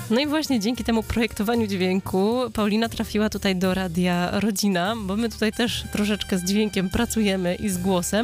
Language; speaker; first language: Polish; native; Polish